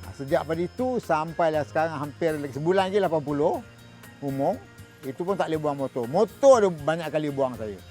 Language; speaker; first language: Malay; native; Malay